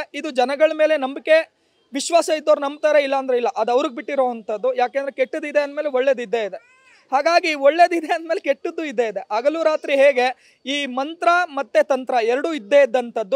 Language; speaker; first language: Kannada; native; Kannada